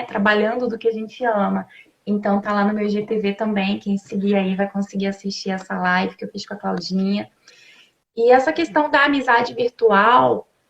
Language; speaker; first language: Portuguese; native; Portuguese